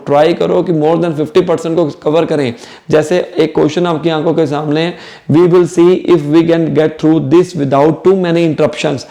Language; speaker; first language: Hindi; non-native, local second language; Punjabi